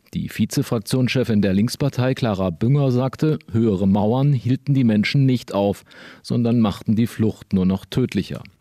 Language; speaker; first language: German; native; German